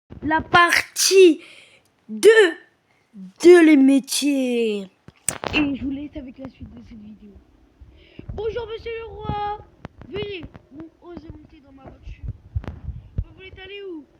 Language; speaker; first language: French; native; French